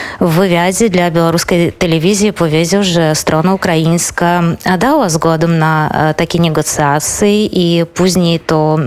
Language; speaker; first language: Polish; non-native, fluent; Belarusian